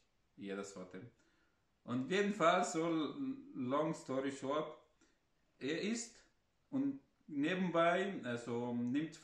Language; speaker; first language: German; non-native, fluent; Arabic